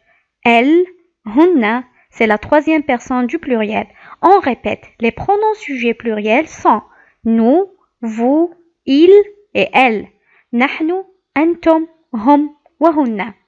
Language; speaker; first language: French; non-native, local second language; Arabic